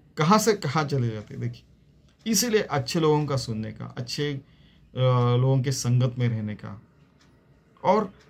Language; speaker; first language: Hindi; non-native, local second language; Marathi